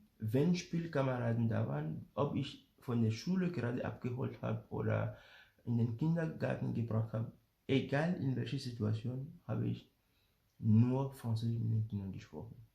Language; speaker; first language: German; non-native, fluent; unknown